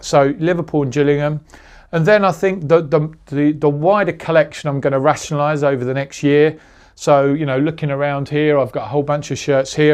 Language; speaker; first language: English; native; English